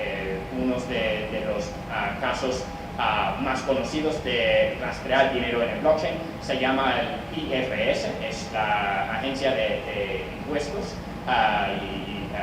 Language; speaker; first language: Spanish; non-native, fluent; English